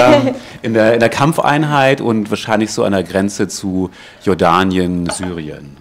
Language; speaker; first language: German; native; German